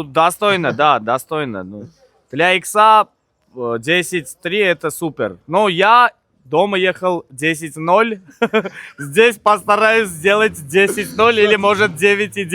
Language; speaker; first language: Russian; non-native, fluent; Armenian